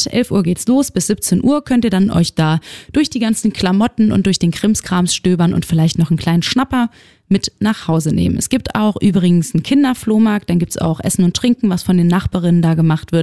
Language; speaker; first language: German; native; German